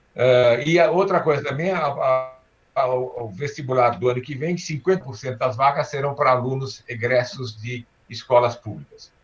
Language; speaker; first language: Portuguese; early bilingual, other home language; Armenian